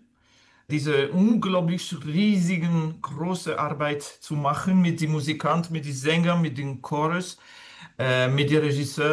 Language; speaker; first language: German; non-native, fluent; French